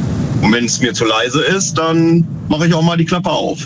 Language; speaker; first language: German; native; German